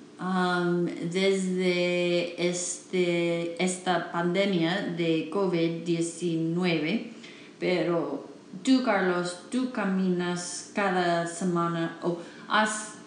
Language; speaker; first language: Spanish; non-native, learner; English